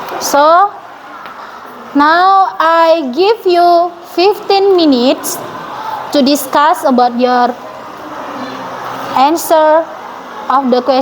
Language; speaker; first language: English; non-native, learner; Indonesian